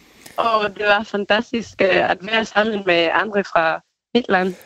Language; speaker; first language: Danish; non-native, learner; Spanish